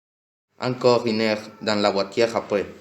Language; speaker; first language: French; non-native, learner; Spanish